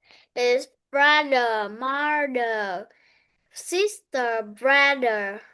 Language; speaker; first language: English; non-native, learner; Vietnamese